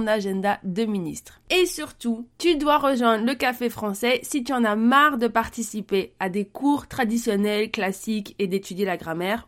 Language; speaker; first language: French; native; French